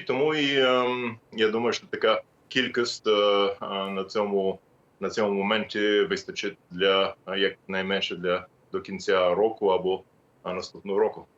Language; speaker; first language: Ukrainian; non-native, fluent; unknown